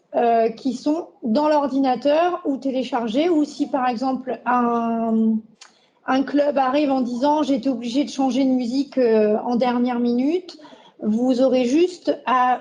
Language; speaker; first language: French; native; French